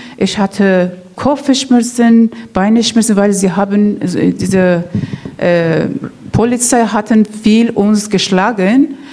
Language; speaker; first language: German; non-native, learner; Persian